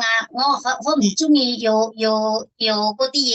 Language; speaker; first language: Cantonese; non-native, learner; Indonesian